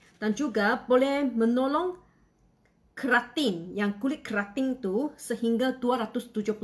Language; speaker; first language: Malay; non-native, local second language; Chinese